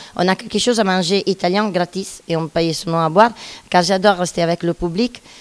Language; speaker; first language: French; non-native, fluent; Italian